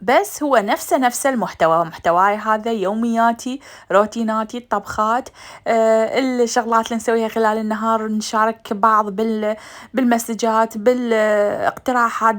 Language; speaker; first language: Arabic; native; Arabic